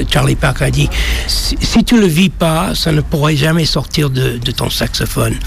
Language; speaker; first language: French; non-native, fluent; English